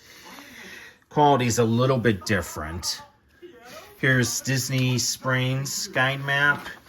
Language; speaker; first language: English; native; English